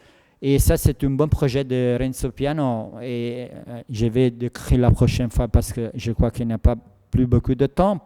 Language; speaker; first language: French; non-native, fluent; Italian